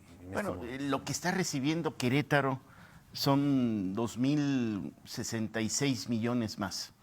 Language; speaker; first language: Spanish; native; Spanish